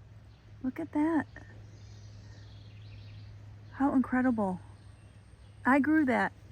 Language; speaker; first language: English; native; English